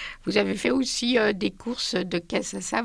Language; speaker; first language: French; native; French